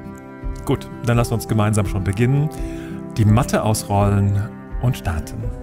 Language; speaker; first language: German; native; German